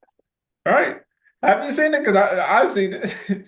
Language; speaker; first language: English; native; English